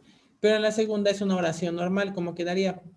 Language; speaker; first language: Spanish; native; Spanish